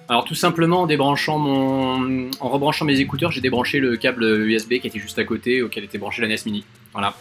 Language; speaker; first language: French; native; French